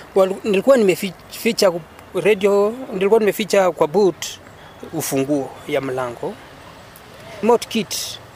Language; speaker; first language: Swahili; non-native, local second language; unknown